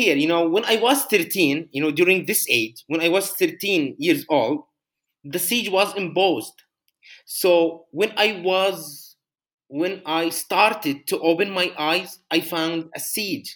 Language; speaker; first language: English; non-native, fluent; Arabic